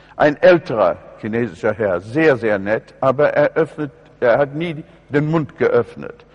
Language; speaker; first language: German; non-native, fluent; English